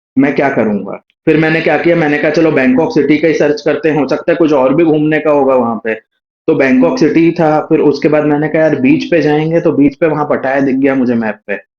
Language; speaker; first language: Hindi; native; Hindi